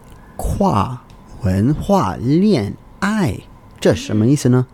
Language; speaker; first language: Chinese; non-native, learner; English